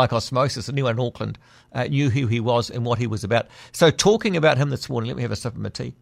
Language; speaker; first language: English; native; English